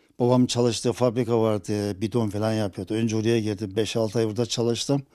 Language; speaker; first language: Turkish; native; Turkish